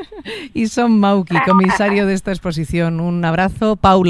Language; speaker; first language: Spanish; native; Spanish